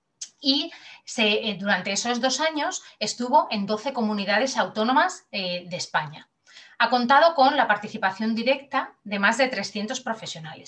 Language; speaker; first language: Spanish; native; Spanish